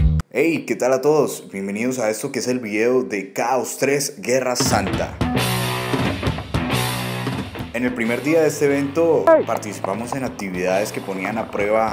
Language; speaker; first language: Spanish; native; Spanish